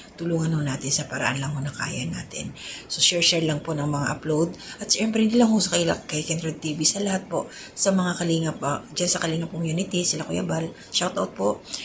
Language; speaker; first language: Filipino; native; Filipino